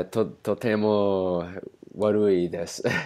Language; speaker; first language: Japanese; non-native, learner; English